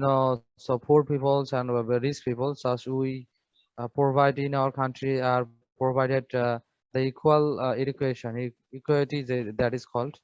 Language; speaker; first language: English; non-native, fluent; Bangla